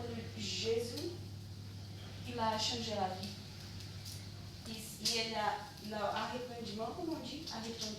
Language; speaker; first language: French; non-native, learner; Portuguese